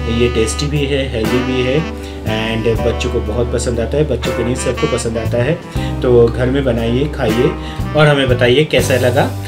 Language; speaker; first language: Hindi; non-native, local second language; Bangla